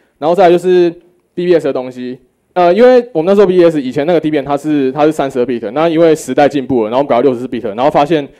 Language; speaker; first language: Chinese; native; Chinese